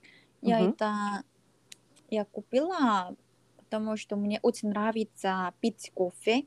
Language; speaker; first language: Russian; non-native, learner; Korean